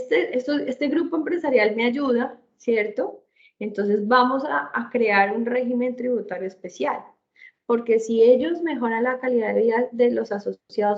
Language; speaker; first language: Spanish; native; Spanish